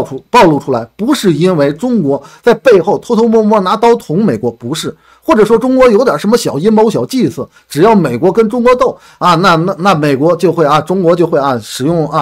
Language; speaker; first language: Chinese; native; Chinese